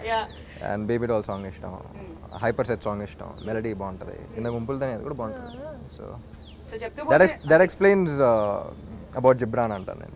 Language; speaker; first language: Telugu; native; Telugu